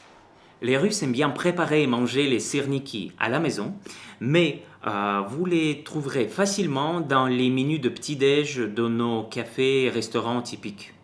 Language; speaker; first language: French; non-native, fluent; Russian